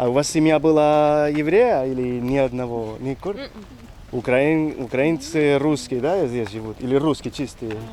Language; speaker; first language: Russian; non-native, learner; Spanish